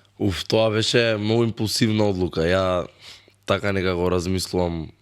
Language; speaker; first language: Macedonian; native; Macedonian